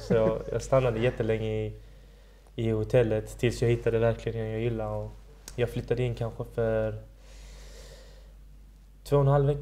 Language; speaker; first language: Swedish; early bilingual, other home language; Persian